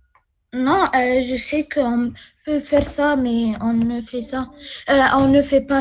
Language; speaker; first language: French; non-native, learner; Arabic